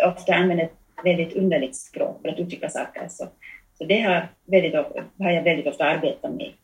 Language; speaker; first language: Swedish; early bilingual, heritage; German